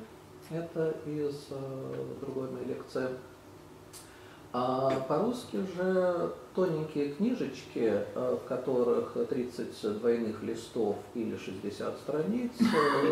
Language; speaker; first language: Russian; native; Russian